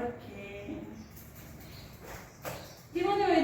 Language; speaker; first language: Portuguese; non-native, learner; Haitian Creole